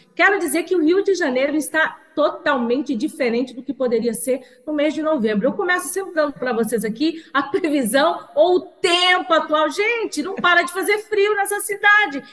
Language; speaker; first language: Portuguese; native; Portuguese